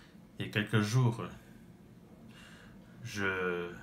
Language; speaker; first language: French; non-native, learner; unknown